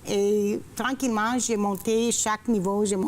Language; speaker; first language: French; non-native, fluent; Greek